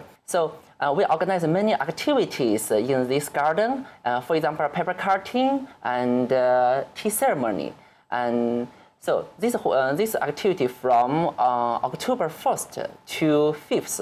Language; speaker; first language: English; non-native, learner; Chinese